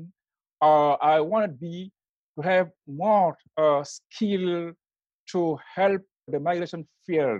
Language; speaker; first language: English; non-native, learner; Wolof